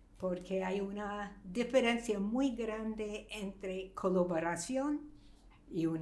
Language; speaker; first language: Spanish; non-native, fluent; English